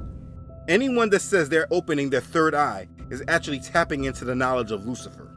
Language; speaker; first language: English; native; English